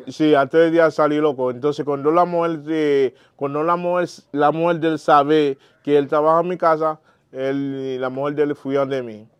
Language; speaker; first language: Spanish; non-native, learner; Haitian Creole